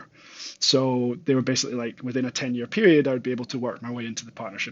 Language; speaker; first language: English; native; English